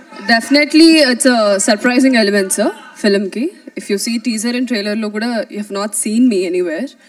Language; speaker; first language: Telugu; native; Telugu